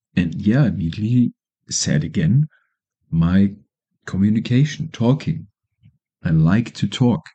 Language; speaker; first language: English; non-native, fluent; German